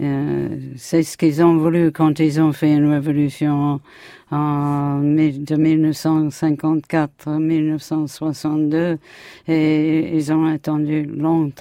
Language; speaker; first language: French; non-native, fluent; English